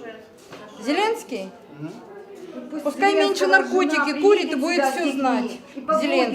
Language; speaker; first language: Russian; native; Russian